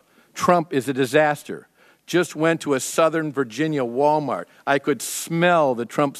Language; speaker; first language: English; native; English